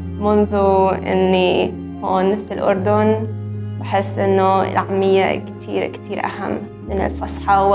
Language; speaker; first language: Arabic; non-native, fluent; Hungarian